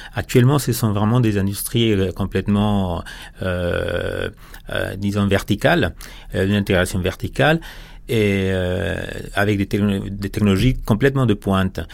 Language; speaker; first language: French; non-native, fluent; Spanish